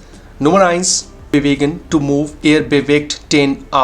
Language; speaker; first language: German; non-native, fluent; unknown